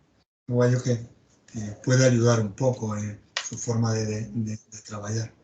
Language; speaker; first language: Portuguese; non-native, learner; Spanish